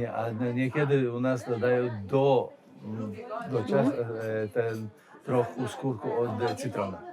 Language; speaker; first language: Polish; non-native, learner; Hebrew